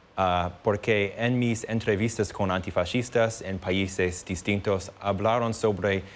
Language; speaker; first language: Spanish; non-native, fluent; English